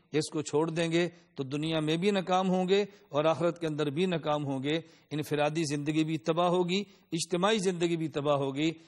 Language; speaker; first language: Urdu; non-native, local second language; Punjabi